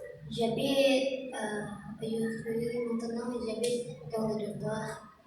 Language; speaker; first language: French; non-native, learner; Indonesian